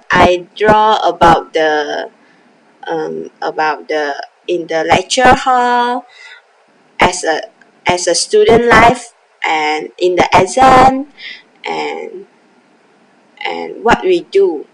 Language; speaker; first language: English; non-native, local second language; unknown